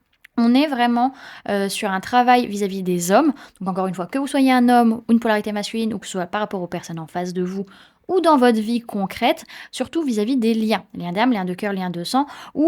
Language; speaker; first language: French; native; French